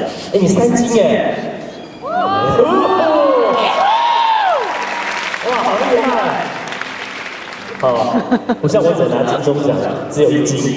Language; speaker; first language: Chinese; native; Chinese